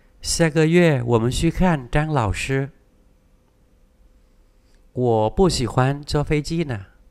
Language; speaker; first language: Chinese; non-native, fluent; Vietnamese